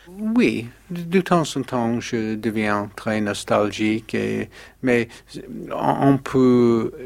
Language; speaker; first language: French; non-native, learner; English